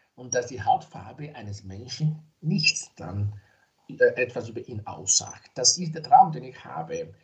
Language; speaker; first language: German; non-native, fluent; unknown